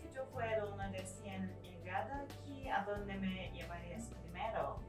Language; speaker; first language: Spanish; non-native, fluent; Turkish